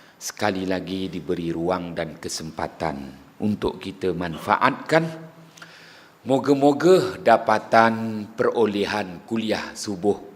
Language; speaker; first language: Malay; native; Malay